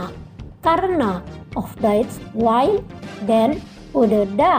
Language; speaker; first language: German; non-native, fluent; Indonesian